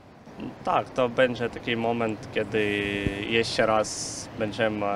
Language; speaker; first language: Polish; non-native, learner; Ukrainian